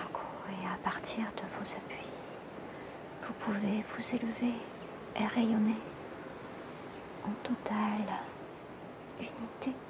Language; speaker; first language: French; native; French